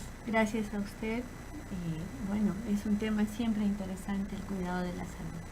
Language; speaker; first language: Spanish; native; Spanish